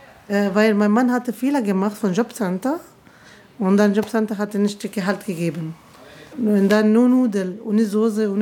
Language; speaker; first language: German; non-native, learner; Arabic